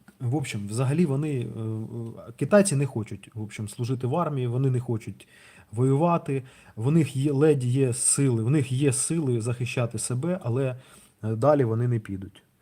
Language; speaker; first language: Ukrainian; non-native, local second language; Russian